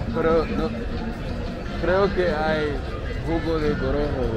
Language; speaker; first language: Spanish; non-native, learner; English